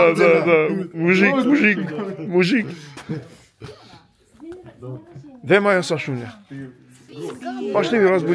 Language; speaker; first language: Russian; non-native, fluent; Armenian